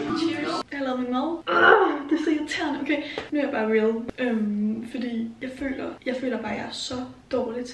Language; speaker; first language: Danish; native; Danish